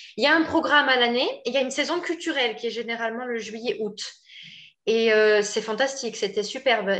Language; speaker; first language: French; native; French